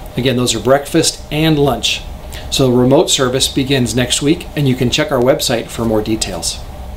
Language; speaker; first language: English; native; English